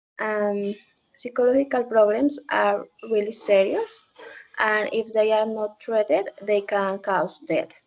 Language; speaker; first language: English; non-native, learner; Spanish